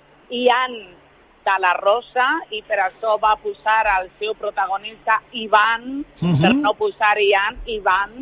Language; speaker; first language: Catalan; non-native, local second language; Spanish